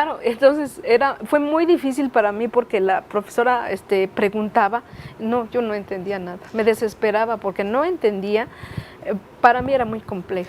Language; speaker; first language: Spanish; non-native, local second language; Nahuatl languages